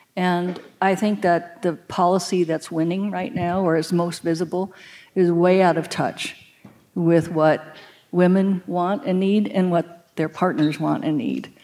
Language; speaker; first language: English; native; English